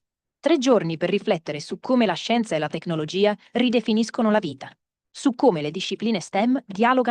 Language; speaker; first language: Italian; native; Italian